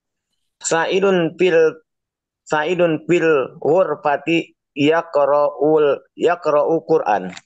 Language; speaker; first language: Arabic; non-native, learner; Indonesian